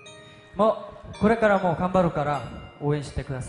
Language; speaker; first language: Japanese; non-native, learner; Korean